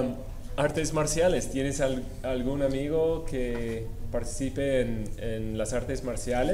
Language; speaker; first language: Spanish; non-native, fluent; English